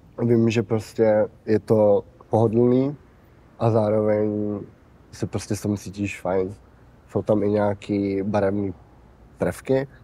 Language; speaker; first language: Czech; early bilingual, heritage; Czech